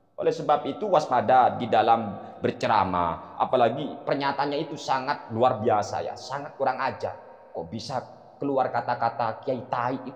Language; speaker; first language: Indonesian; non-native, local second language; Madurese